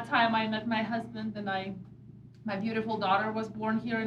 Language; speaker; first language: English; non-native, fluent; Russian